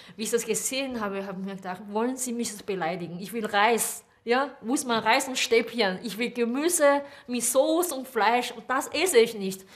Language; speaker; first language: German; non-native, fluent; Chinese